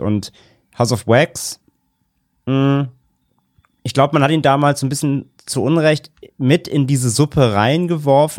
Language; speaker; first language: German; native; German